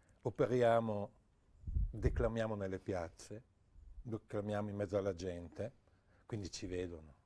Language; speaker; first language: Italian; native; Italian